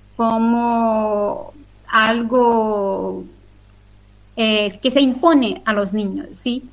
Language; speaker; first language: Spanish; non-native, local second language; Guarani